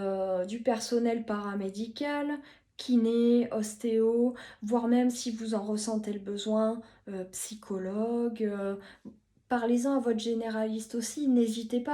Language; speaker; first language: French; native; French